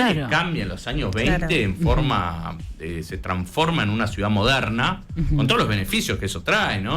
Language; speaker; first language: Spanish; native; Spanish